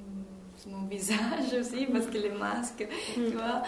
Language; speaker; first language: French; non-native, fluent; Italian